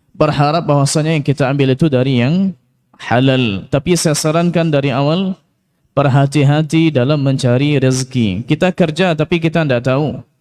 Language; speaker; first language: Malay; non-native, local second language; Minangkabau